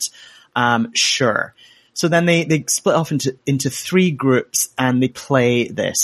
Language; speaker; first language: English; native; English